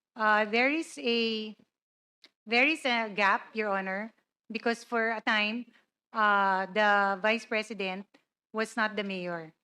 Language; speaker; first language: English; non-native, local second language; Cebuano